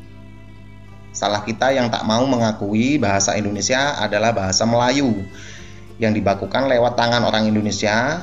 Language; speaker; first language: Indonesian; native; Indonesian